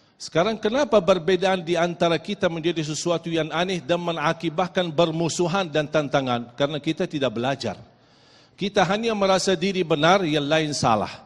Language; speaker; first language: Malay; non-native, fluent; Arabic